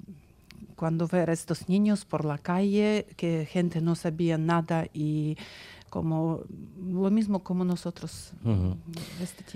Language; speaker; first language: Spanish; non-native, learner; Ukrainian